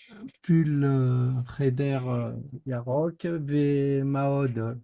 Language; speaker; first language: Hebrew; non-native, learner; French